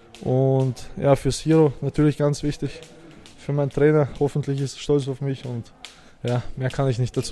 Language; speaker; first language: German; early bilingual, other home language; Serbian